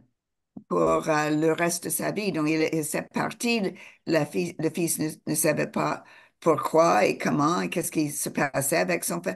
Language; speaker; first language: French; non-native, fluent; English